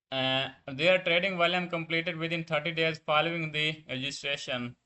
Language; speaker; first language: English; non-native, learner; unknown